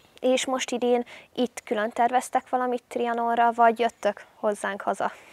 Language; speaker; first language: Hungarian; native; Hungarian